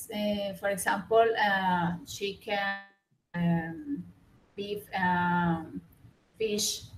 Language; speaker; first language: English; non-native, learner; Spanish